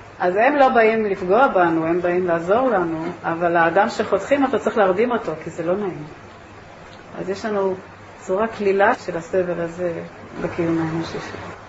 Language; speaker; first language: Hebrew; native; Hebrew